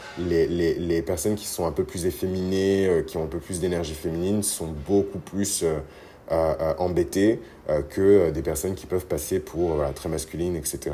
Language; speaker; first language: French; early bilingual, other home language; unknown